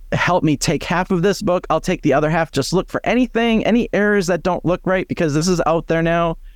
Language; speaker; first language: English; native; English